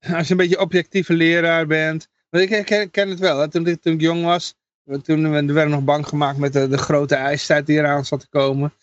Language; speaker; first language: Dutch; native; Dutch